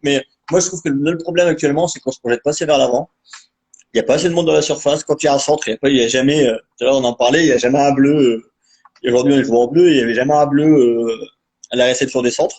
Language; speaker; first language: French; native; French